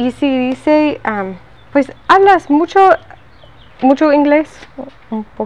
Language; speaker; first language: Spanish; non-native, learner; English